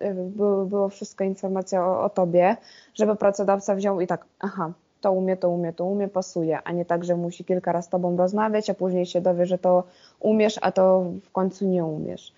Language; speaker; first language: Polish; non-native, fluent; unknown